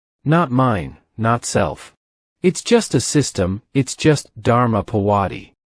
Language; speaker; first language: English; non-native, learner; Thai